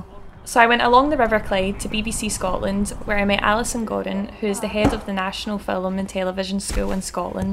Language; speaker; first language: English; native; English